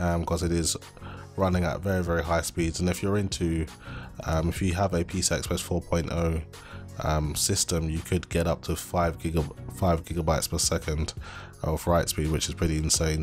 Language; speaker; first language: English; native; English